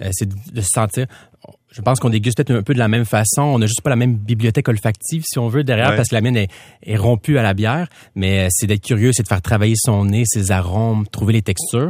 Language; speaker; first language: French; native; French